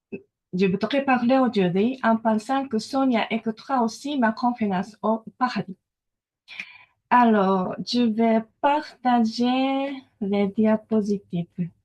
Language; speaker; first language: French; non-native, fluent; Japanese